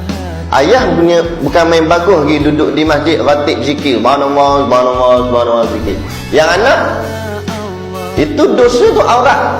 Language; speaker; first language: Malay; native; Malay